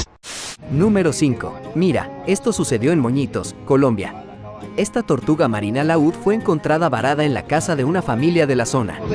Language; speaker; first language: Spanish; native; Spanish